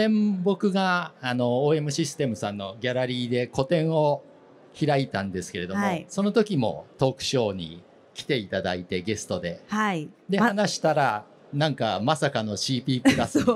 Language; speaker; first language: Japanese; native; Japanese